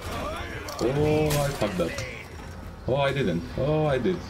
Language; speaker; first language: English; non-native, fluent; Greek